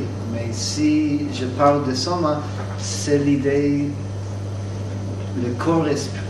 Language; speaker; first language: French; non-native, fluent; English